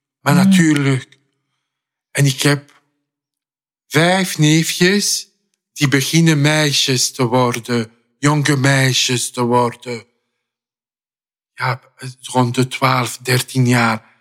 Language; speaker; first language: Dutch; non-native, fluent; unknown